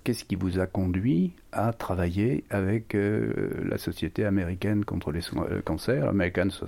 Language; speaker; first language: French; native; French